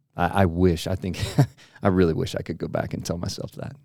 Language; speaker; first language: English; native; English